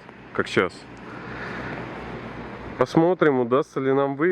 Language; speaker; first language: Russian; native; Russian